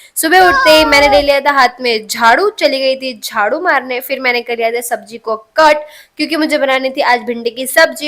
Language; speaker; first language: Hindi; non-native, local second language; Marathi